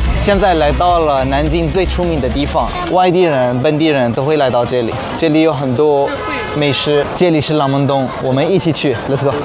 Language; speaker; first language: Chinese; non-native, fluent; Arabic